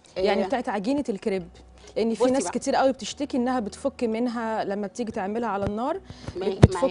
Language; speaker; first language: Arabic; native; Arabic